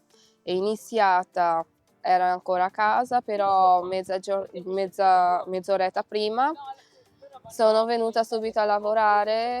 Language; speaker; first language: Italian; non-native, fluent; Kabuverdianu